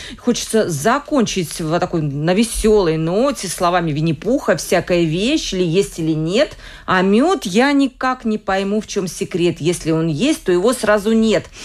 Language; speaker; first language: Russian; native; Russian